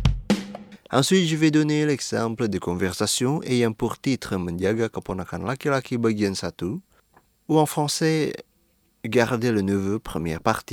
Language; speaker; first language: French; non-native, fluent; Indonesian